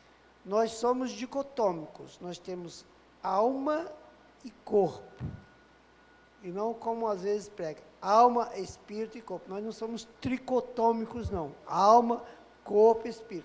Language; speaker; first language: Portuguese; native; Portuguese